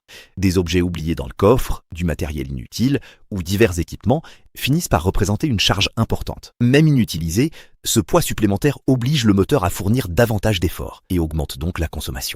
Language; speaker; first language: French; native; French